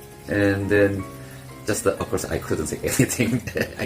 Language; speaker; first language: English; non-native, fluent; Korean